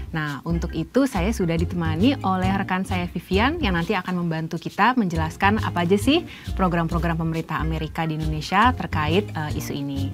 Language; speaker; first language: Indonesian; native; Indonesian